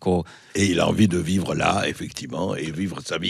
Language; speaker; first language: French; native; French